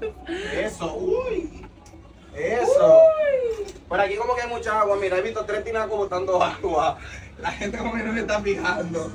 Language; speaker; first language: Spanish; native; Spanish